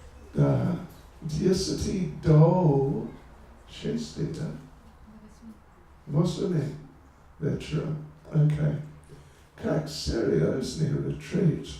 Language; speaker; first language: Russian; non-native, learner; English